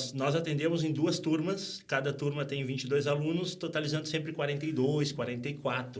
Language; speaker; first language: Portuguese; native; Portuguese